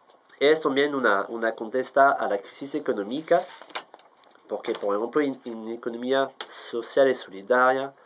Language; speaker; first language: Spanish; non-native, fluent; French